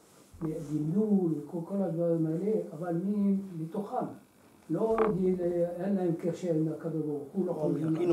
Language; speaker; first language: Hebrew; non-native, fluent; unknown